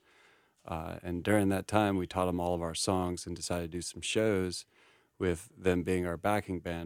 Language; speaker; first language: English; native; English